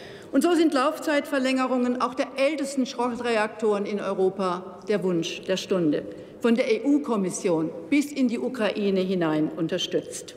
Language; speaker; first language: German; native; German